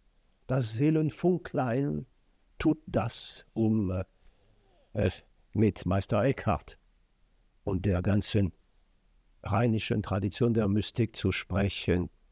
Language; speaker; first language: German; non-native, fluent; French